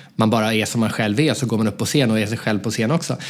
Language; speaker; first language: Swedish; native; Swedish